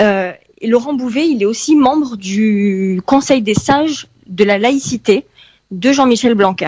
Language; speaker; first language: French; early bilingual, heritage; French